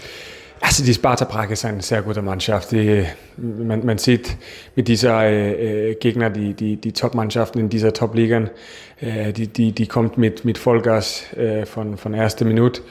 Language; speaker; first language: German; non-native, fluent; Danish